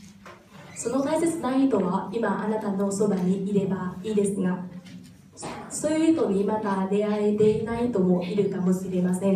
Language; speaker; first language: Japanese; non-native, fluent; Vietnamese